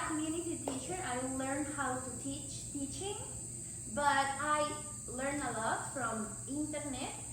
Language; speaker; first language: English; non-native, learner; Spanish